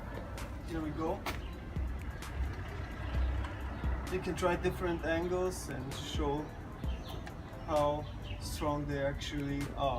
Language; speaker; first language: English; non-native, fluent; Bulgarian